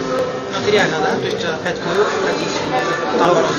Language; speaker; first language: Russian; native; Russian